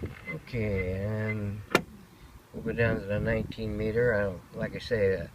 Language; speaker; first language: English; native; English